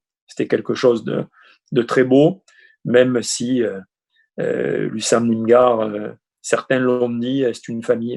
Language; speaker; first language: French; native; French